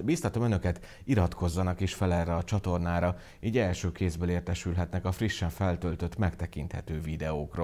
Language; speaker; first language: Hungarian; native; Hungarian